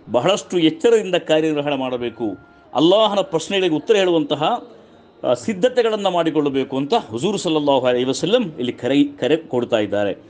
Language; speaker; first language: Kannada; non-native, local second language; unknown